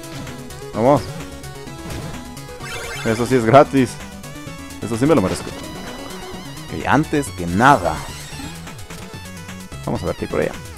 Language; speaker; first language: Spanish; native; Spanish